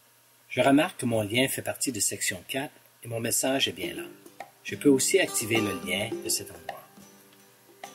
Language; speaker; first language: French; non-native, local second language; English